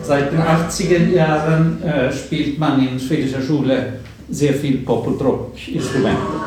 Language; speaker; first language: German; non-native, fluent; Swedish